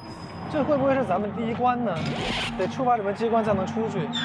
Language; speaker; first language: Chinese; native; Chinese